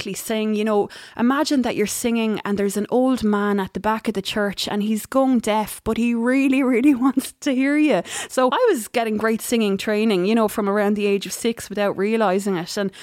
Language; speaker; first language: English; native; English